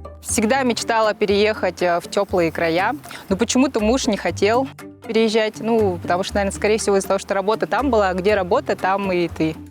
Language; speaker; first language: Russian; native; Russian